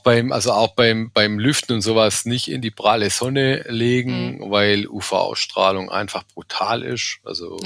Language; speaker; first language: German; native; German